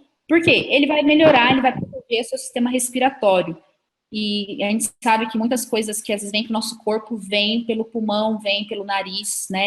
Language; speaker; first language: Portuguese; native; Portuguese